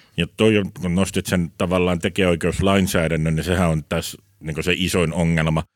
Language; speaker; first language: Finnish; native; Finnish